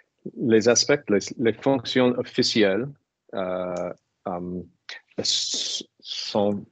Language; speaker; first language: French; non-native, learner; English